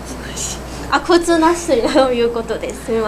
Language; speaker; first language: Japanese; non-native, learner; Cantonese